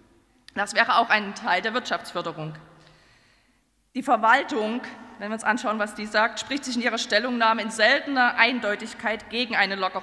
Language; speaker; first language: German; native; German